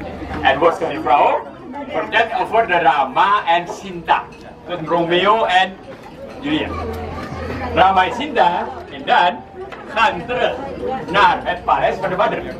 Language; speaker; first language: Dutch; non-native, learner; Indonesian